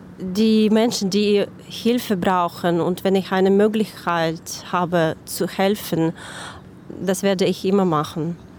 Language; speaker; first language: German; non-native, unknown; Ukrainian